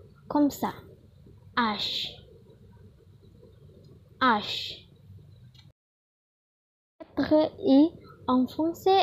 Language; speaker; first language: French; non-native, learner; Indonesian